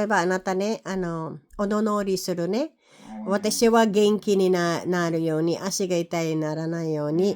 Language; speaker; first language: Japanese; non-native, learner; Filipino